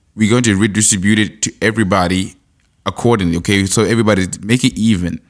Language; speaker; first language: English; non-native, local second language; Shona